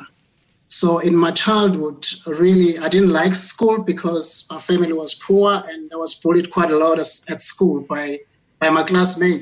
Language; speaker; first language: English; non-native, local second language; Zulu